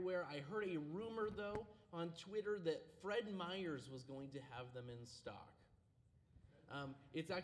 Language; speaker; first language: English; native; English